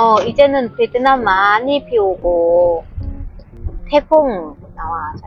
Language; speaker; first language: Korean; non-native, learner; Vietnamese